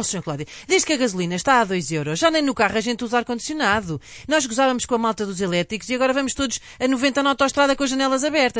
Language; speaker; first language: Portuguese; native; Portuguese